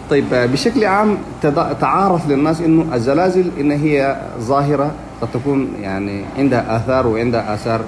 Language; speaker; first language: Arabic; native; Arabic